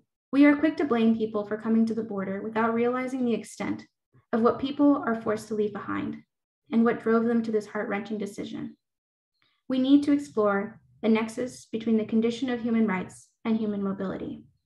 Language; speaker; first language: English; native; English